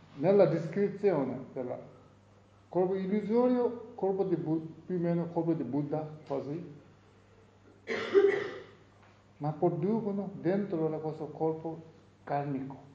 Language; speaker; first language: Italian; non-native, learner; Tibetan